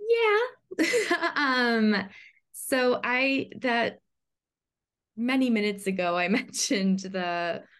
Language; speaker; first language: English; native; English